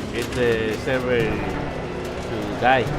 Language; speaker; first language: English; non-native, learner; Spanish